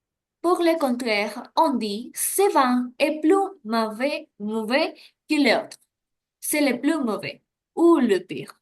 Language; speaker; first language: French; non-native, learner; Spanish